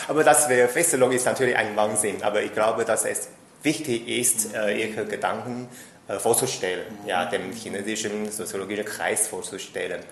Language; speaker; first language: German; non-native, fluent; Chinese